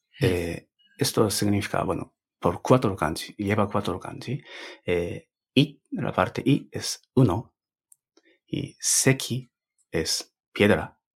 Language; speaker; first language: Spanish; non-native, fluent; Japanese